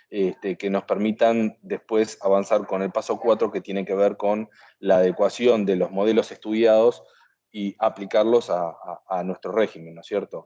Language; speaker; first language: Spanish; native; Spanish